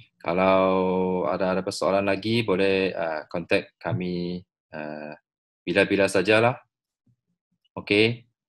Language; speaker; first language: Malay; non-native, local second language; Chinese